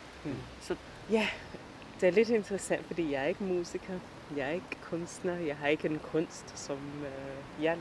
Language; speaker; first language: Danish; non-native, fluent; English